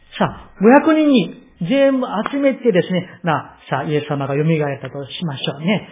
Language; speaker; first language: Japanese; non-native, fluent; Korean